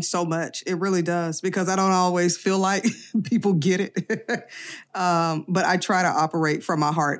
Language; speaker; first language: English; native; English